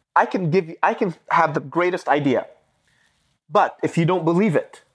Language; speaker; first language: English; non-native, fluent; Arabic